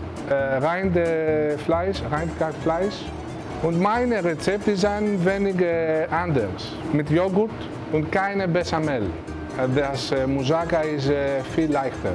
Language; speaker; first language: German; non-native, learner; Greek